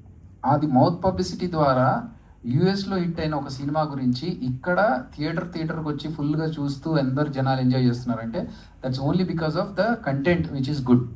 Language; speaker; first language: Telugu; native; Telugu